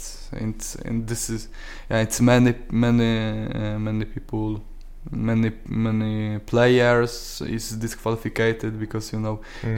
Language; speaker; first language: English; non-native, learner; Polish